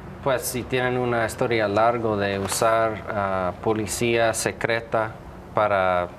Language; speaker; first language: Spanish; non-native, fluent; English